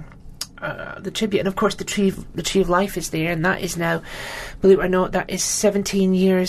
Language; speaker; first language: English; native; English